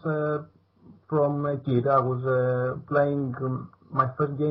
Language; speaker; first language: English; non-native, fluent; Greek